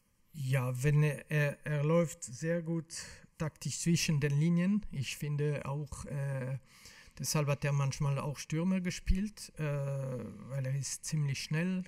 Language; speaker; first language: German; non-native, fluent; French